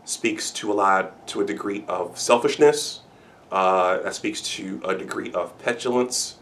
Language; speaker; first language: English; native; English